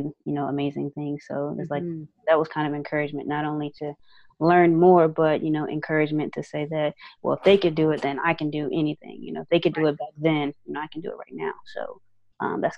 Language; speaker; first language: English; native; English